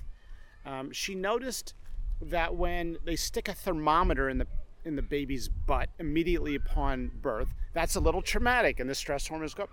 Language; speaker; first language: English; native; English